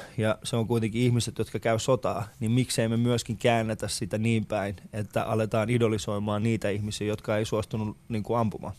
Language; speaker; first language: Finnish; early bilingual, other home language; Persian